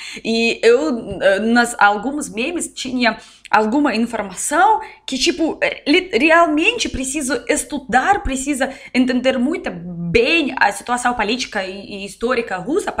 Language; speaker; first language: Portuguese; non-native, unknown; Russian